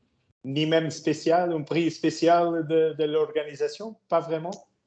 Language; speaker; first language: French; non-native, learner; Portuguese